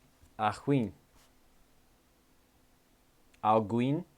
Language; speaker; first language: Portuguese; non-native, learner; English